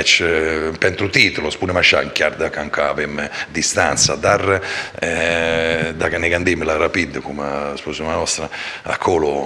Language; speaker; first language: Romanian; non-native, fluent; Italian